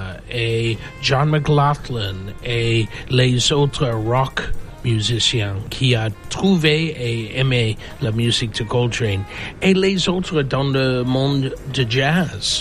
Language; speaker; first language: French; non-native, fluent; English